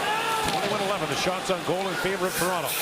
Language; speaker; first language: English; native; English